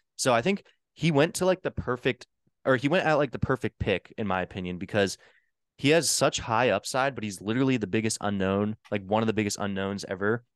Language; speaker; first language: English; native; English